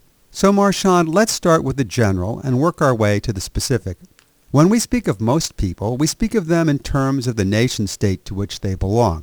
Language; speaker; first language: English; native; English